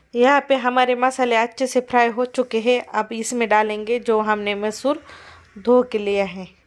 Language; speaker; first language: Hindi; non-native, local second language; Marathi